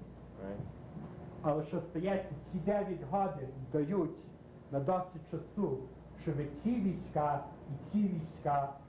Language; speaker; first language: Ukrainian; early bilingual, heritage; Ukrainian